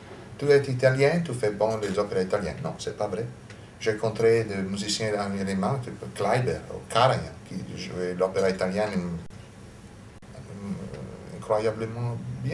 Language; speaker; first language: French; non-native, learner; Italian